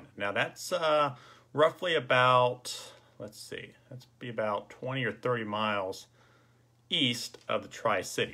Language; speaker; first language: English; native; English